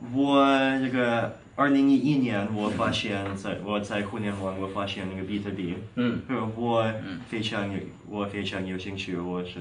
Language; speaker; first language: Chinese; non-native, learner; English